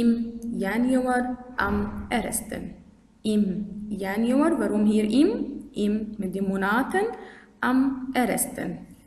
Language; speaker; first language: German; non-native, fluent; Arabic